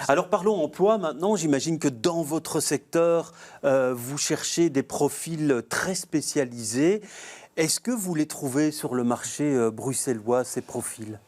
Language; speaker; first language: French; native; French